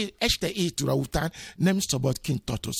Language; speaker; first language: Hungarian; non-native, fluent; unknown